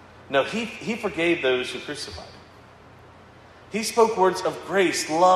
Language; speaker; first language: English; native; English